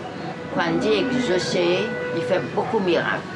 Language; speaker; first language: French; non-native, local second language; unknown